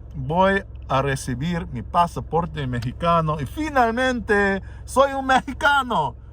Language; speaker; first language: Spanish; non-native, fluent; English